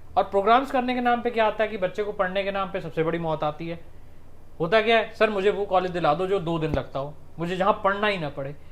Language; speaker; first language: Hindi; non-native, local second language; Punjabi